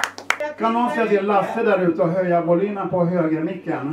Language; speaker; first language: Swedish; native; Swedish